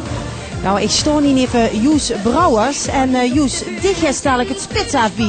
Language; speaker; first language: Dutch; native; Dutch